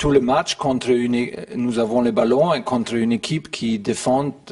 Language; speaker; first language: French; non-native, learner; German